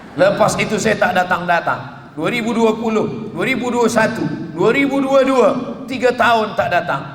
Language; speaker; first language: Malay; native; Malay